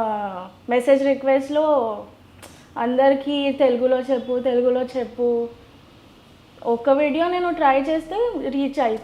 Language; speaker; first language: Telugu; non-native, local second language; Gujarati